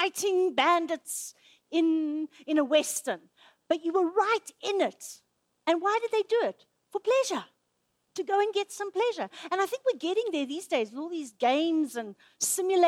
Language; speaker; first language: English; native; English